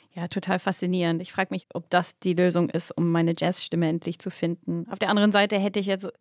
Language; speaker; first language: German; non-native, fluent; English